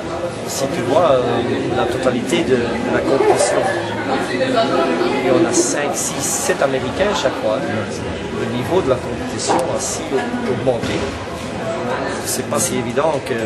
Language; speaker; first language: French; non-native, local second language; Dutch